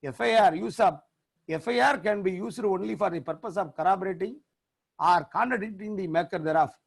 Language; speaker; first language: English; non-native, local second language; Tamil